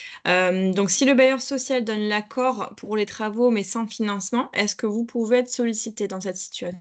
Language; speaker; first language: French; native; French